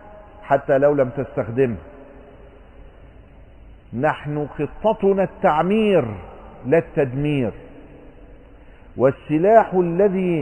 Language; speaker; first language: Arabic; native; Arabic